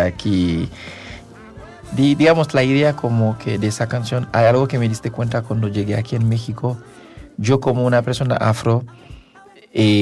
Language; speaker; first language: Spanish; non-native, fluent; Haitian Creole